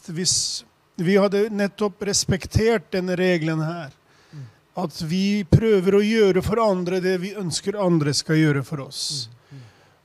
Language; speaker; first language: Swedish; non-native, fluent; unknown